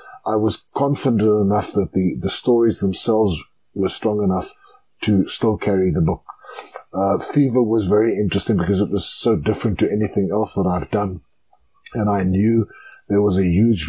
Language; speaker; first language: English; non-native, local second language; Afrikaans